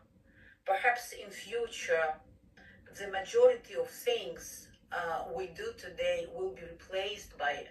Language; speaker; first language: English; non-native, fluent; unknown